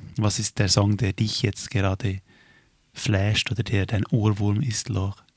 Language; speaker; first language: German; native; German